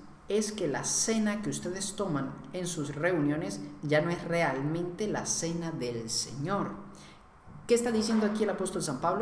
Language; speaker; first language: Spanish; native; Spanish